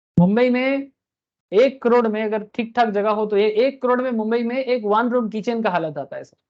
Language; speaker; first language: Hindi; non-native, local second language; Bangla